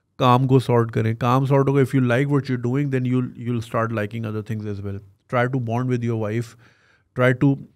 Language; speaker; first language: Urdu; native; Urdu